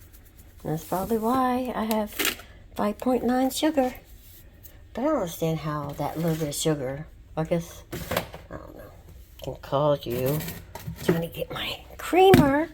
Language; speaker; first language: English; native; English